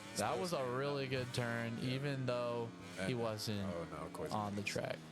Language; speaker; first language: English; native; English